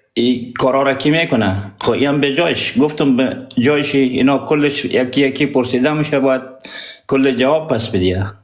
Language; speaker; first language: Persian; non-native, local second language; Pashto